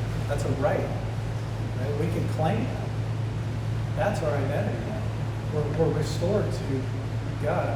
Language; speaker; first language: English; native; English